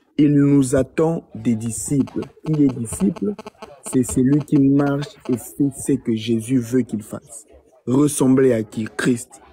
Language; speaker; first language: French; non-native, local second language; Lingala